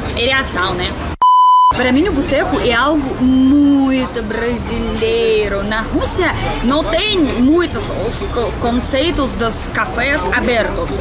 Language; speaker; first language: Portuguese; non-native, learner; Russian